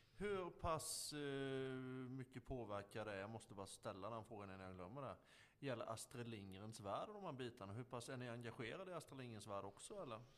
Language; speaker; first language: Swedish; native; Swedish